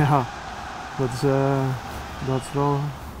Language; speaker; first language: Dutch; non-native, fluent; Swedish